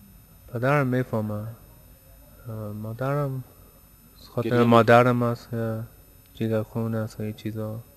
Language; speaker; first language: Persian; early bilingual, heritage; Persian